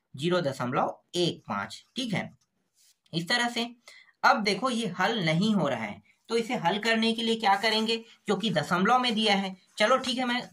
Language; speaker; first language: Hindi; native; Hindi